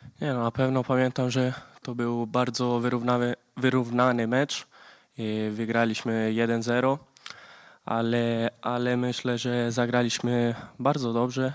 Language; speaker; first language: Polish; early bilingual, heritage; Polish